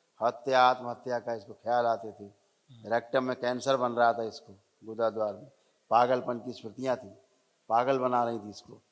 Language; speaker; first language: Hindi; native; Hindi